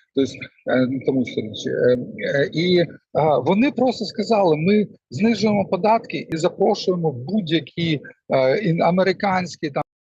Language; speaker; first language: Ukrainian; non-native, local second language; Russian